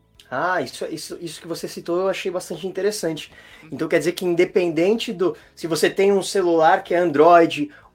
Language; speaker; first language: Portuguese; native; Portuguese